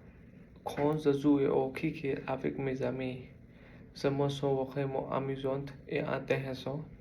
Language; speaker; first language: French; non-native, learner; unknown